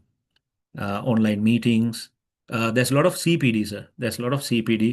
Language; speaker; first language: English; non-native, local second language; Sinhala